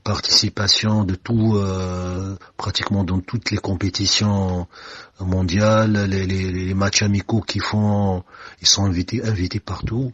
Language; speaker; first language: French; non-native, local second language; Arabic